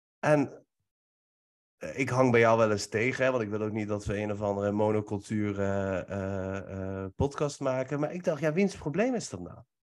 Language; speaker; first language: Dutch; early bilingual, other home language; Persian